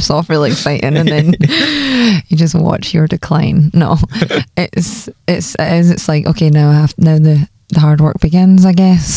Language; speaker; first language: English; native; English